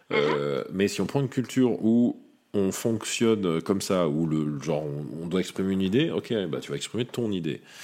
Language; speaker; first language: French; native; French